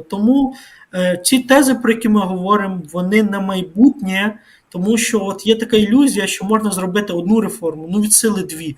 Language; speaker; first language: Ukrainian; native; Ukrainian